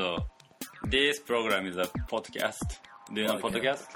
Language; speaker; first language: English; non-native, learner; Japanese